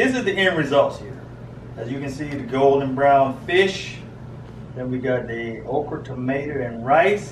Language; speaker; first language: English; native; English